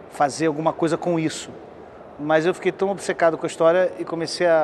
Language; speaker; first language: Portuguese; native; Portuguese